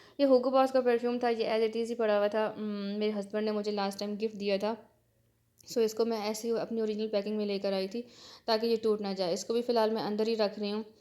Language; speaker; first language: Urdu; native; Urdu